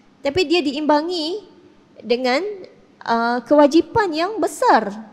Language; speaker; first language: Malay; native; Malay